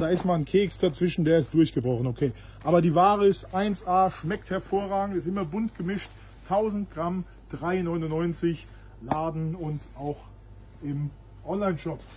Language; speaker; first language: German; native; German